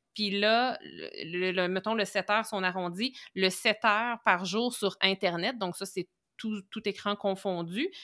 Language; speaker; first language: French; native; French